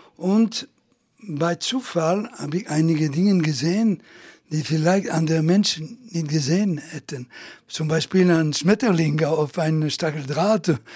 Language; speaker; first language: German; non-native, fluent; Italian